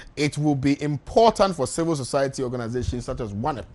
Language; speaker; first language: English; non-native, local second language; Akan